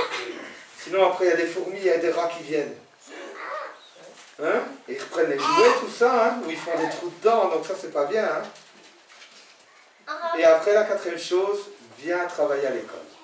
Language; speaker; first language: French; native; French